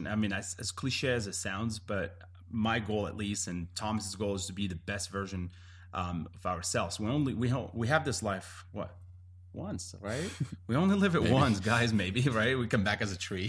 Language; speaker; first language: English; non-native, fluent; Arabic